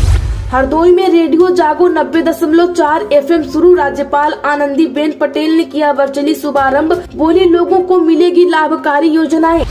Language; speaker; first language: Hindi; native; Hindi